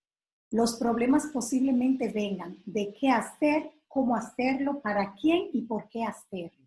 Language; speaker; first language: Spanish; native; Spanish